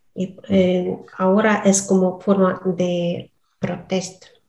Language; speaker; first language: Spanish; non-native, learner; Russian